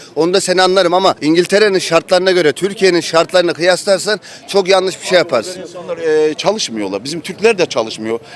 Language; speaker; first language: Turkish; native; Turkish